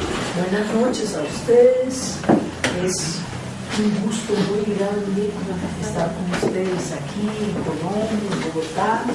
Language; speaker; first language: Spanish; non-native, fluent; Portuguese